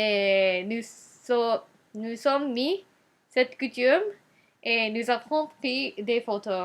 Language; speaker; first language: French; non-native, learner; Japanese